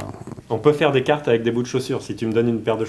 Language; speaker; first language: French; native; French